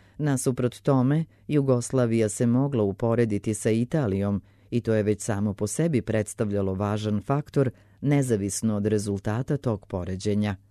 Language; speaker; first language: Serbian; native; Serbian